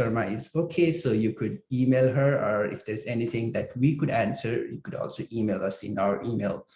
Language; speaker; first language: English; non-native, local second language; Nepali